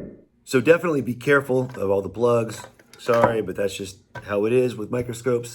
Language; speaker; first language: English; native; English